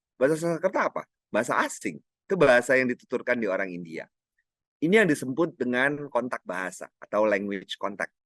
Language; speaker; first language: Indonesian; non-native, local second language; Minangkabau